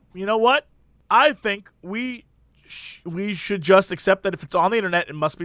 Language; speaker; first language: English; native; English